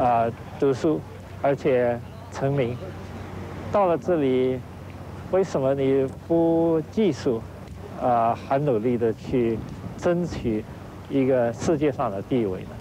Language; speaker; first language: Chinese; non-native, local second language; Wu Chinese